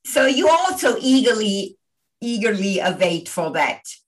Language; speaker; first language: English; non-native, fluent; German